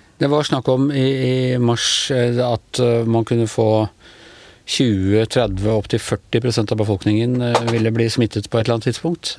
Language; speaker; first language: Norwegian; native; Norwegian